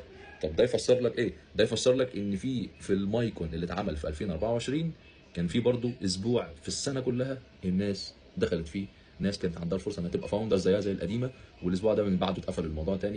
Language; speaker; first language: Arabic; native; Arabic